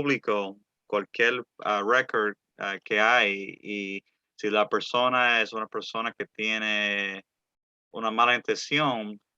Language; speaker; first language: Spanish; early bilingual, heritage; Spanish